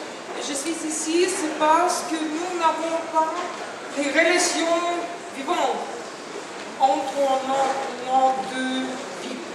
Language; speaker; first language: French; non-native, learner; Russian